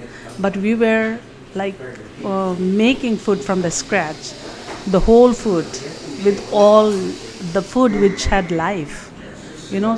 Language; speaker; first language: English; non-native, local second language; Nepali